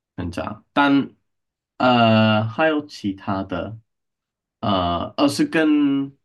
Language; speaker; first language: Chinese; non-native, learner; English